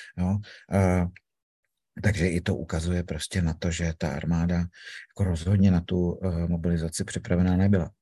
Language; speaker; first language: Czech; native; Czech